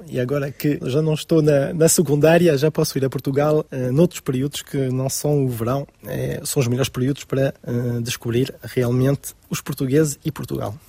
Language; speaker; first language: Portuguese; early bilingual, heritage; Portuguese